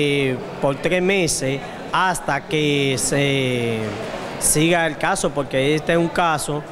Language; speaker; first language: Spanish; native; Spanish